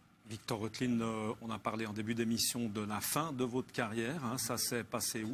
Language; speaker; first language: French; native; French